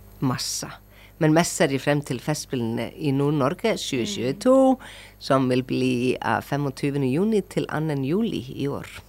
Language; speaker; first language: Norwegian; non-native, fluent; Icelandic